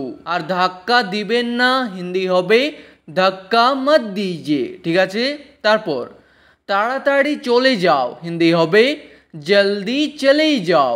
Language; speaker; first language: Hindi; non-native, local second language; Bangla